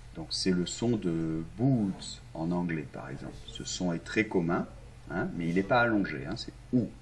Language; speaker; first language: French; non-native, fluent; Arabic